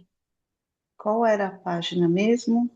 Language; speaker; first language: Portuguese; native; Portuguese